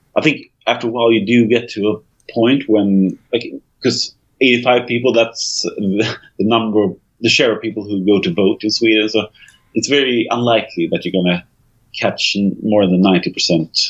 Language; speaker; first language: English; non-native, fluent; Swedish